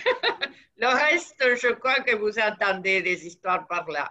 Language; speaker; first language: French; non-native, fluent; Spanish